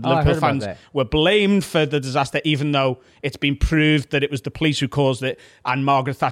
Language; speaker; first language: English; native; English